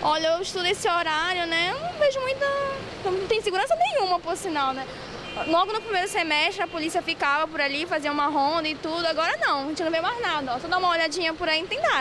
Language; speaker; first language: Portuguese; native; Portuguese